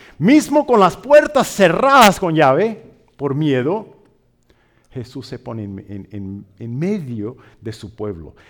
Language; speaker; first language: Spanish; non-native, fluent; English